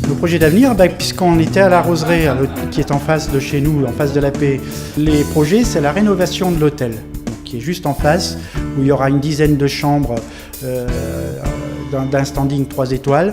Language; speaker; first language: French; native; French